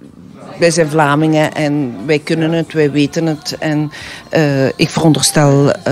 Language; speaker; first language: Dutch; native; Dutch